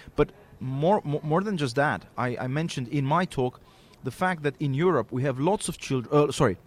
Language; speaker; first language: English; non-native, fluent; Romanian